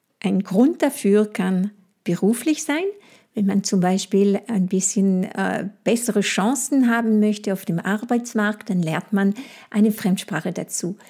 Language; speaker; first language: German; non-native, fluent; French